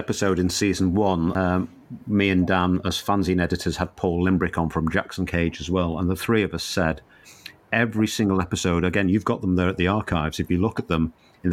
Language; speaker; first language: English; native; English